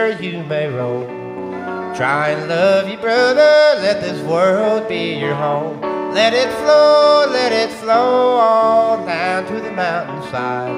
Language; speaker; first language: English; native; English